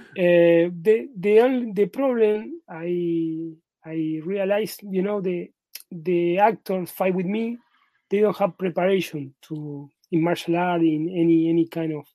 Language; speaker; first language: English; non-native, learner; Spanish